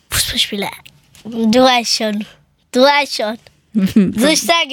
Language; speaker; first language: German; early bilingual, other home language; Persian